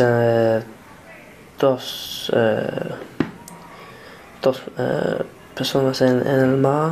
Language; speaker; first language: Spanish; non-native, learner; English